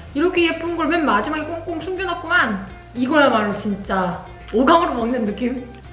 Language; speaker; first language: Korean; native; Korean